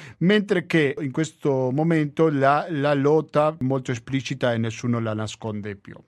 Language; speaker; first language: Italian; non-native, fluent; Spanish